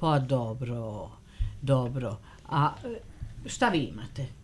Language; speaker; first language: Croatian; native; Croatian